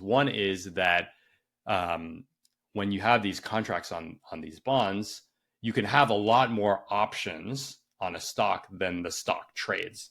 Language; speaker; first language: English; native; English